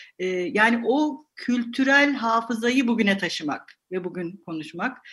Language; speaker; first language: Turkish; native; Turkish